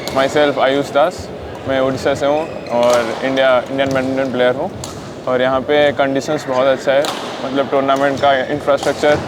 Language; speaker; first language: Hindi; non-native, local second language; Odia